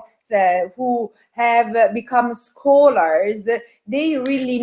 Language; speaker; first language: English; non-native, fluent; Italian